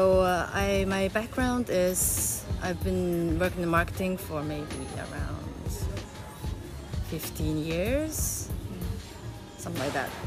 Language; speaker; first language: English; non-native, fluent; Faroese